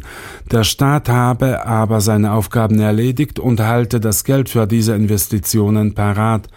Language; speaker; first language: German; native; German